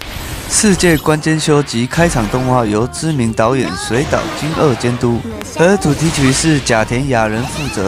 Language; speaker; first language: Chinese; native; Chinese